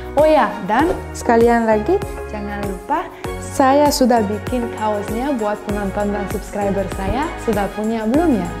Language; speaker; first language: Indonesian; non-native, learner; Romanian